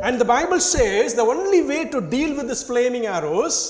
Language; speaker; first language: English; non-native, local second language; Tamil